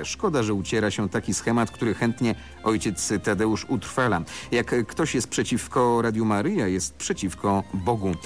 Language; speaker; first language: Polish; native; Polish